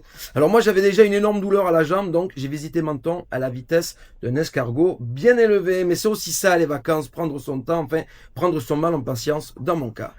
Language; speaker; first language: French; native; French